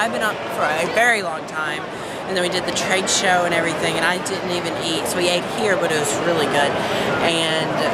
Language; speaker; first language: English; native; English